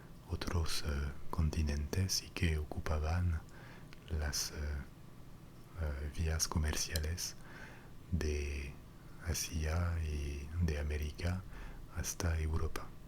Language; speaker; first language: Spanish; non-native, fluent; French